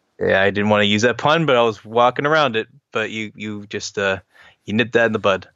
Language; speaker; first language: English; native; English